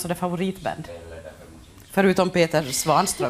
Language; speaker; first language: Swedish; native; Swedish